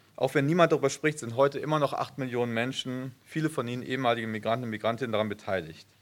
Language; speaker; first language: German; native; German